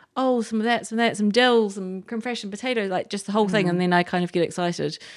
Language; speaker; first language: English; native; English